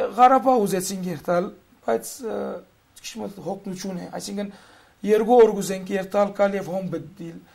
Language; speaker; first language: Armenian; early bilingual, heritage; Armenian